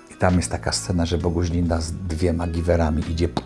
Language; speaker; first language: Polish; native; Polish